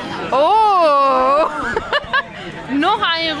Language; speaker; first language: German; non-native, learner; Dutch